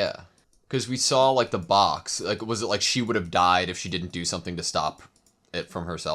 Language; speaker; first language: English; native; English